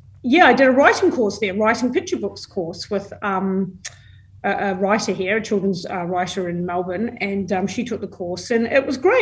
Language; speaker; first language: English; native; English